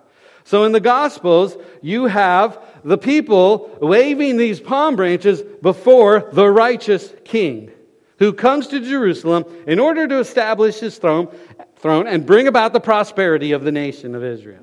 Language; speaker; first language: English; native; English